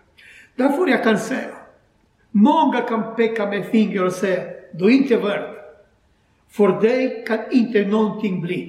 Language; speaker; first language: Swedish; non-native, learner; Croatian